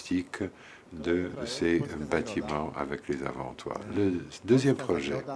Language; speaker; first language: French; non-native, fluent; Polish